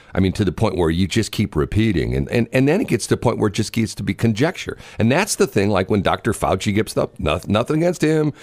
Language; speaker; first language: English; native; English